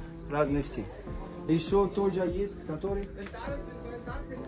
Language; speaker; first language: Russian; non-native, learner; Arabic